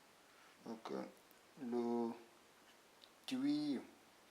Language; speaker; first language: French; non-native, learner; Arabic